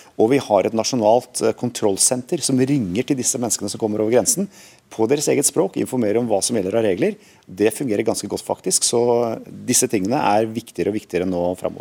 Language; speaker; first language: Norwegian; native; Norwegian